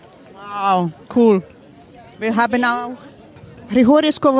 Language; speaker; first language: German; non-native, learner; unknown